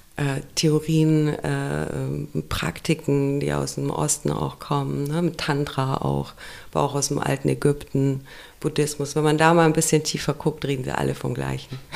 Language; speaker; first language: German; early bilingual, other home language; Romanian